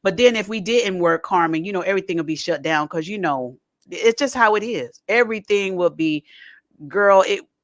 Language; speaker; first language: English; native; English